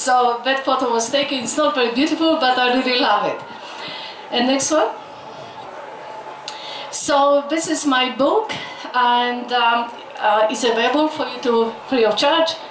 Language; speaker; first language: English; non-native, fluent; Polish